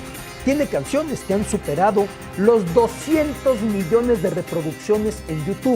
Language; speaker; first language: Spanish; native; Spanish